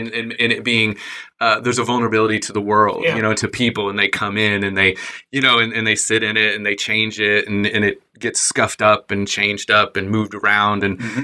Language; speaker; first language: English; native; English